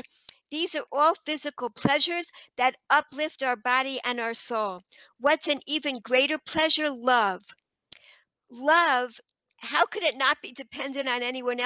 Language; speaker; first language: English; native; English